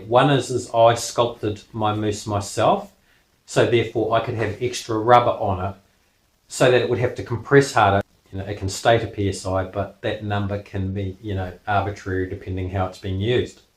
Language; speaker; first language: English; native; English